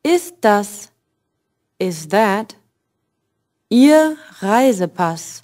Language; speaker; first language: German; non-native, fluent; English